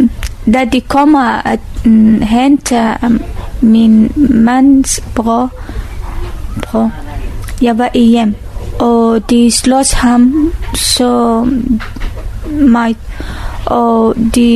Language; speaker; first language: Danish; non-native, learner; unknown